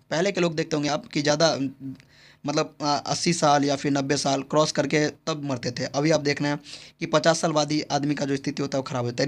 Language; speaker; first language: Hindi; native; Hindi